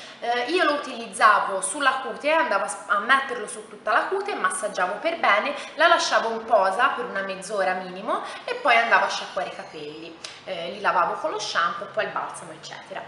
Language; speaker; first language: Italian; native; Italian